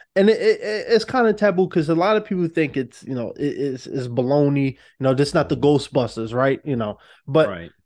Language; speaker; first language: English; native; English